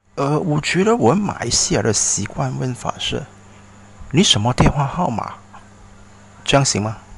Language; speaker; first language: Chinese; early bilingual, heritage; Chinese